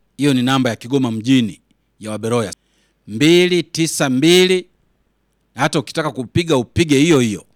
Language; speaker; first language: Swahili; native; Swahili